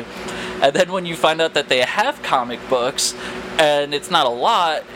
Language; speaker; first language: English; native; English